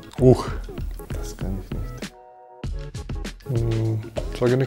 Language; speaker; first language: German; non-native, learner; Croatian